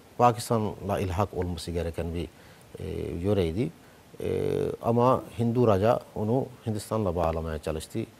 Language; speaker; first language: Turkish; non-native, fluent; Urdu